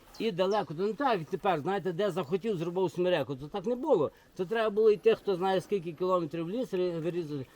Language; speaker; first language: Ukrainian; native; Ukrainian